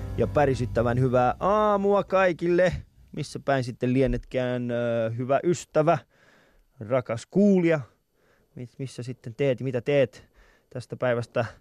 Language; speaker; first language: Finnish; early bilingual, other home language; Persian